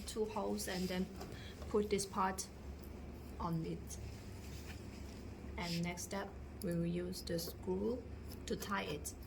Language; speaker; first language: English; non-native, learner; Chinese